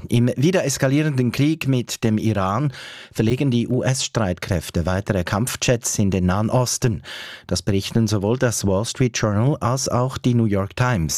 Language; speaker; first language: German; native; German